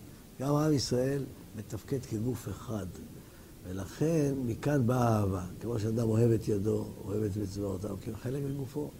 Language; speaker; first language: Hebrew; native; Hebrew